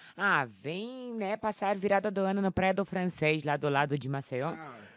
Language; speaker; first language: Portuguese; non-native, fluent; Polish